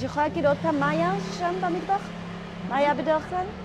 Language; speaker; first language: Hebrew; native; Hebrew